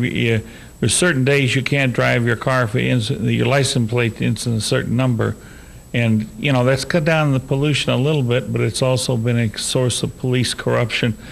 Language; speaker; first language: English; native; English